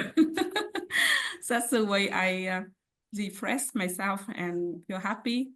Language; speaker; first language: English; non-native, learner; Vietnamese